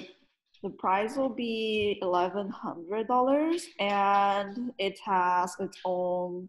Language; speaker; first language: English; non-native, fluent; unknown